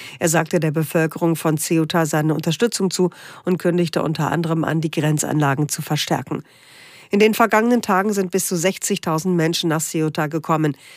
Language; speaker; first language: German; native; German